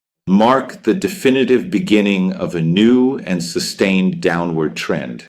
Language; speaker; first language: English; non-native, fluent; Italian